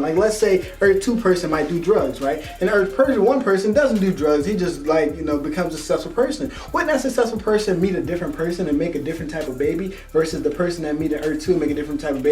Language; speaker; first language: English; native; English